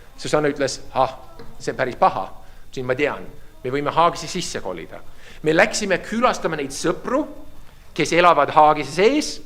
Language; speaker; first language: Estonian; early bilingual, heritage; Estonian